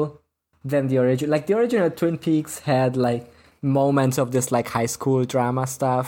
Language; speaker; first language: English; non-native, fluent; German